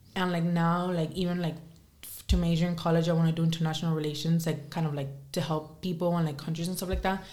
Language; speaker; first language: English; early bilingual, other home language; Spanish